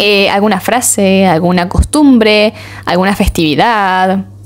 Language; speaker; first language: Spanish; native; Spanish